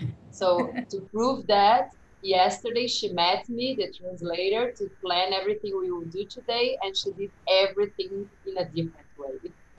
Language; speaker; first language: English; non-native, fluent; Portuguese